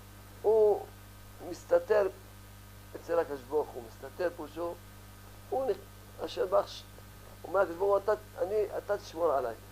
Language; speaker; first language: Hebrew; early bilingual, other home language; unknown